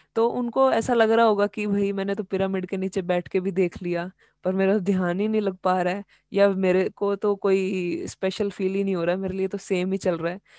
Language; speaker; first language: Hindi; native; Hindi